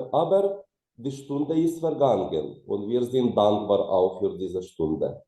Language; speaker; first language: German; non-native, fluent; Ukrainian